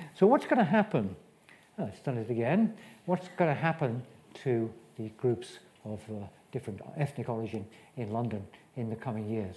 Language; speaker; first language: English; native; English